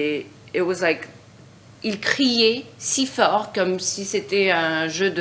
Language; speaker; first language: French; non-native, fluent; Russian